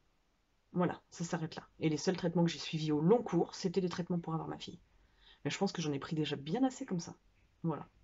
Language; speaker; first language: French; native; French